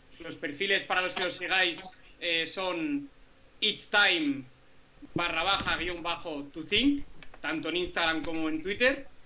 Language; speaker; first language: Spanish; native; Spanish